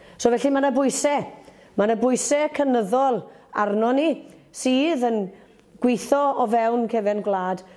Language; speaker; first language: Welsh; native; Welsh